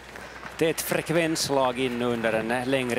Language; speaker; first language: Swedish; native; Swedish